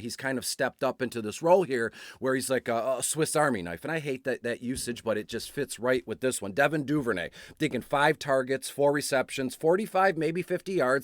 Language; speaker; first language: English; native; English